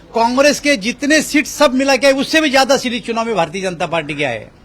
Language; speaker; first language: Hindi; non-native, local second language; Marathi